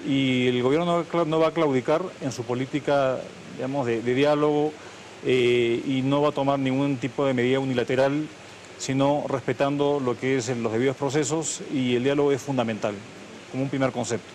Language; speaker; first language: Spanish; native; Spanish